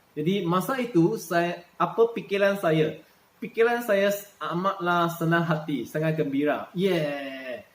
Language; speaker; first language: Malay; non-native, local second language; Chinese